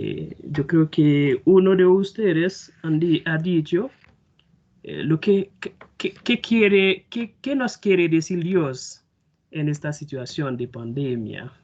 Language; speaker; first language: Spanish; non-native, fluent; Haitian Creole